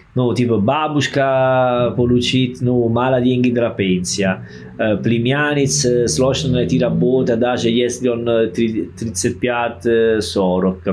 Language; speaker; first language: Russian; non-native, learner; Italian